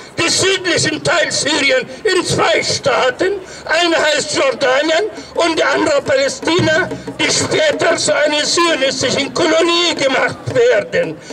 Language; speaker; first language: German; non-native, fluent; Arabic